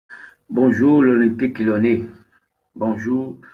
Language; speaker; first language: French; non-native, fluent; Portuguese